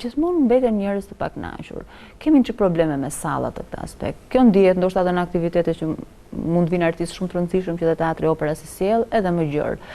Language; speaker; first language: Albanian; native; Albanian